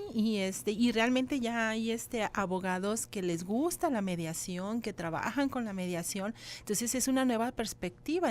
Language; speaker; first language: Spanish; native; Spanish